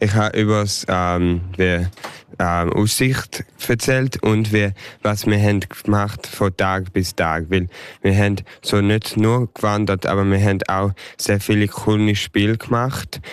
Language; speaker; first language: German; early bilingual, heritage; English